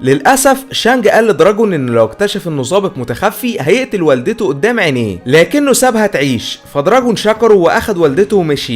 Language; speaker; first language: Arabic; native; Arabic